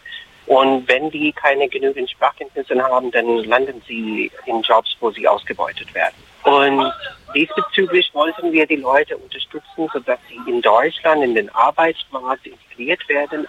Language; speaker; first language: German; non-native, fluent; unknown